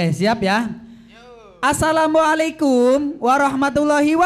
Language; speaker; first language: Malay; non-native, local second language; Javanese